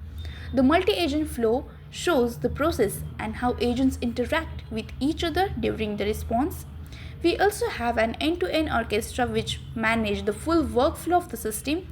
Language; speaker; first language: English; non-native, learner; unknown